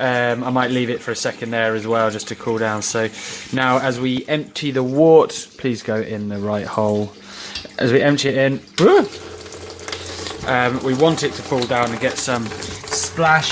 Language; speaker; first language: English; native; English